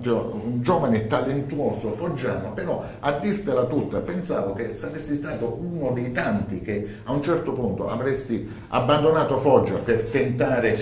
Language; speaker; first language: Italian; native; Italian